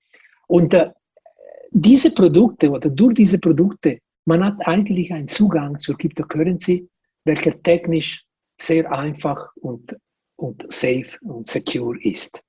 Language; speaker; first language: German; non-native, local second language; Italian